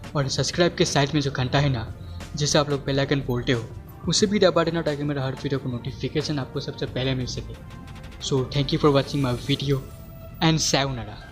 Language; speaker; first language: Hindi; non-native, local second language; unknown